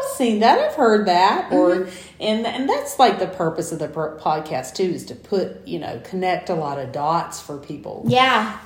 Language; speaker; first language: English; native; English